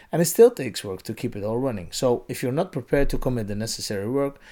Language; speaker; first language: English; non-native, fluent; Dutch